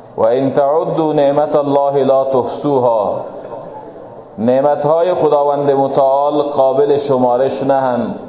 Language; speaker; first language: Persian; non-native, local second language; Baluchi